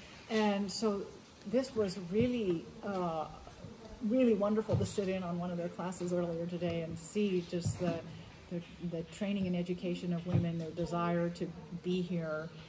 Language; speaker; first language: English; native; English